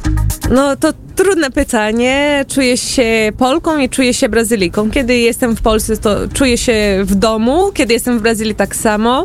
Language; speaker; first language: Polish; early bilingual, heritage; Portuguese